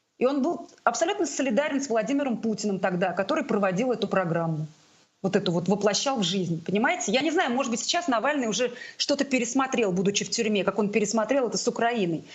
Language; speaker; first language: Russian; non-native, local second language; Tatar